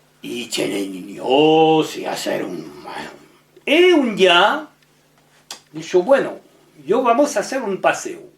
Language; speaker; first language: Spanish; non-native, learner; French